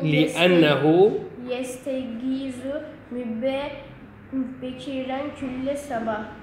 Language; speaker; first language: Arabic; non-native, learner; Turkish